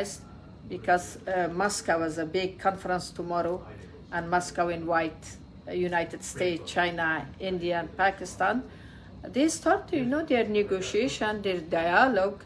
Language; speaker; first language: English; non-native, learner; Persian